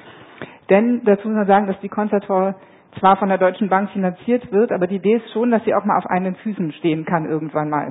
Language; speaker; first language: German; native; German